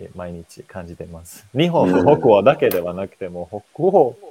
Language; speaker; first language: Japanese; non-native, fluent; Finnish